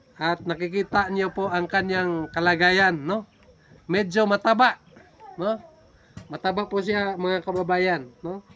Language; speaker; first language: Filipino; non-native, local second language; Cebuano